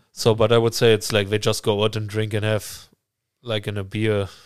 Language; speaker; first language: English; non-native, fluent; German